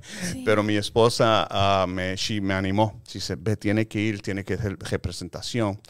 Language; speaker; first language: Spanish; early bilingual, heritage; Spanish